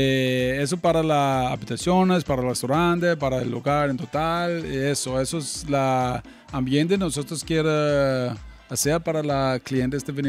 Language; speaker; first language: Spanish; non-native, learner; English